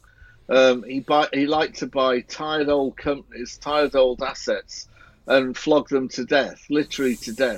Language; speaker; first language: English; native; English